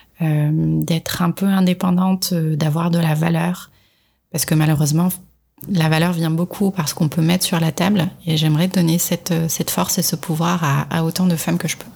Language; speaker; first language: French; non-native, local second language; Arabic